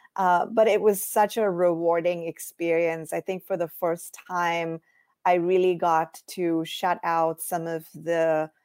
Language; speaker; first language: English; non-native, local second language; Tamil